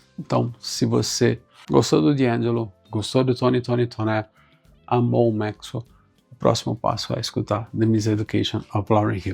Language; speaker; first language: Portuguese; native; Portuguese